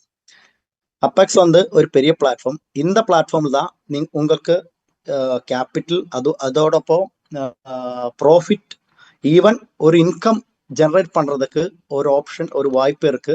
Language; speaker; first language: Tamil; non-native, learner; Malayalam